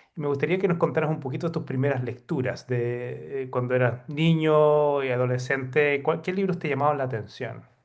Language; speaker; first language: Spanish; native; Spanish